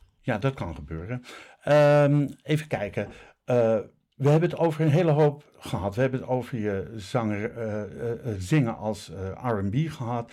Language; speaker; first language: Dutch; native; Dutch